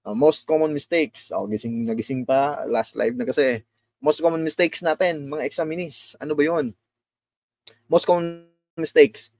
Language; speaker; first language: Filipino; non-native, local second language; Cebuano